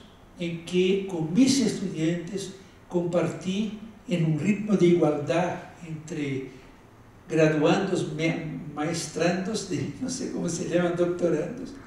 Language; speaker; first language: Spanish; non-native, fluent; Portuguese